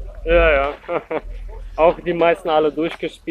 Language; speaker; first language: German; native; German